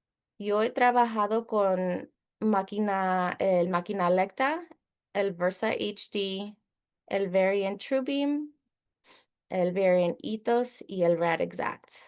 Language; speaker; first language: Spanish; early bilingual, heritage; Spanish